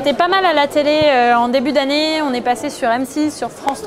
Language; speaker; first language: French; native; French